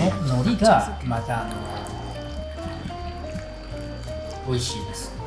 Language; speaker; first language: Japanese; non-native, learner; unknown